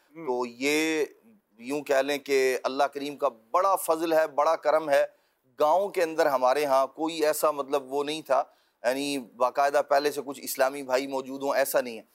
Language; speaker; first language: Urdu; non-native, local second language; Punjabi